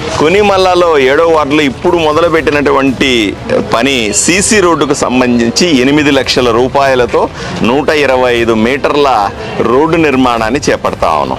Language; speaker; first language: Telugu; native; Telugu